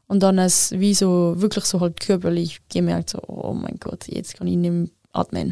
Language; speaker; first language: German; non-native, local second language; French